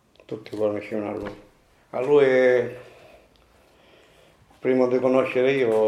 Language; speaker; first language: Italian; non-native, local second language; Sicilian